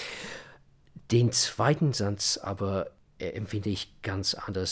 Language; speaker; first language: German; non-native, fluent; Russian